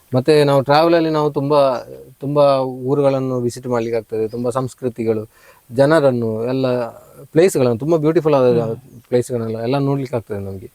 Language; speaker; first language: Kannada; non-native, local second language; Malayalam